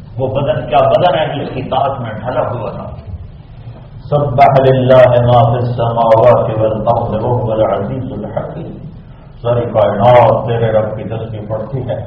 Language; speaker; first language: Urdu; non-native, local second language; Punjabi